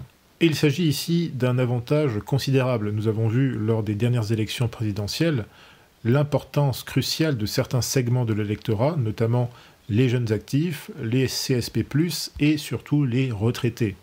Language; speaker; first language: French; native; French